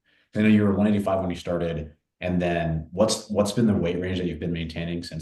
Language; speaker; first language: English; native; English